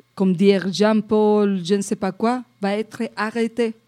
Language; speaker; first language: French; non-native, fluent; Spanish